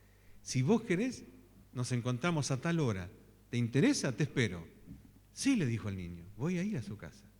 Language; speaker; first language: Spanish; native; Spanish